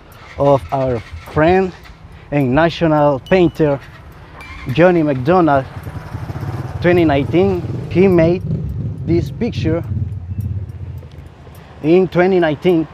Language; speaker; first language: English; non-native, learner; Spanish